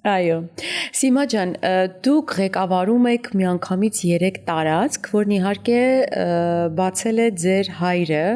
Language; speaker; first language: Armenian; native; Armenian